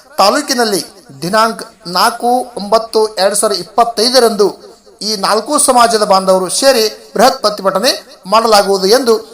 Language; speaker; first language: Kannada; native; Kannada